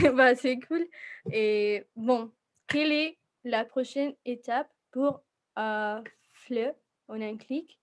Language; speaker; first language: French; non-native, fluent; Spanish